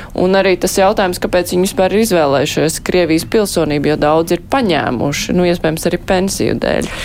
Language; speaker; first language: Latvian; native; Latvian